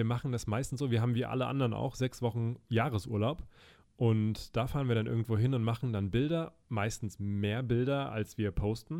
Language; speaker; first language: German; native; German